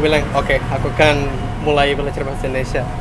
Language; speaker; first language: Indonesian; non-native, learner; Spanish